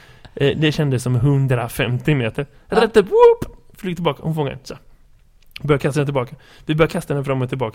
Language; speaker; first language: Swedish; native; Swedish